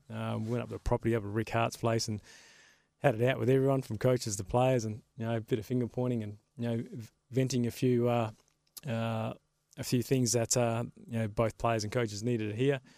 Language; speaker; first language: English; native; English